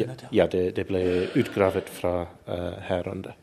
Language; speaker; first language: Norwegian; non-native, learner; English